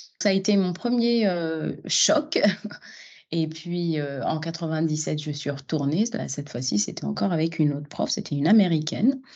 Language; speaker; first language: French; non-native, local second language; Arabic